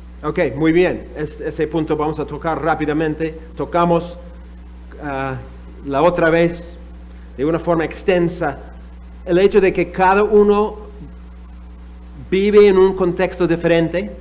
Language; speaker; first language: Spanish; non-native, fluent; English